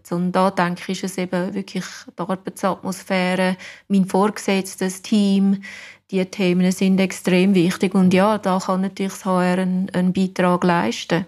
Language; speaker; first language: German; non-native, fluent; English